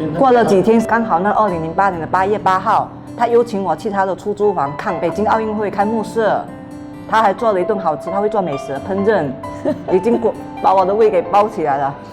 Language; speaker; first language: Chinese; non-native, local second language; Min Nan Chinese